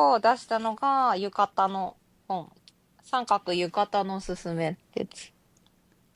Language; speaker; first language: Japanese; native; Japanese